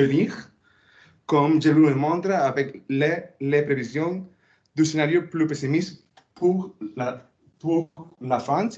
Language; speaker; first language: French; non-native, fluent; Spanish